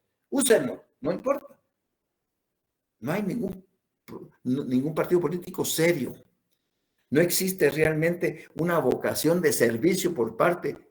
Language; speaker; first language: Spanish; native; Spanish